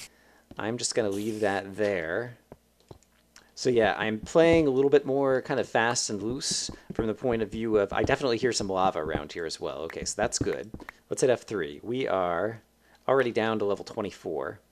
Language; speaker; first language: English; native; English